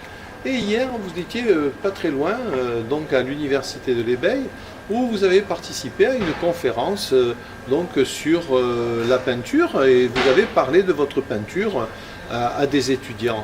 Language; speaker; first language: French; native; French